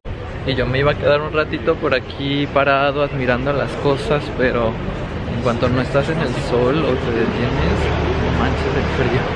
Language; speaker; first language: Spanish; native; Spanish